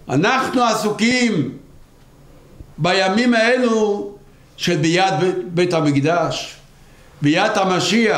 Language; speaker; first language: Hebrew; non-native, local second language; Yiddish